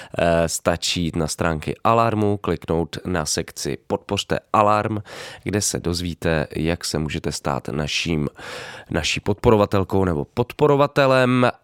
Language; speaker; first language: Czech; native; Czech